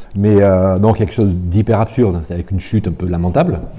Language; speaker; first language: French; native; French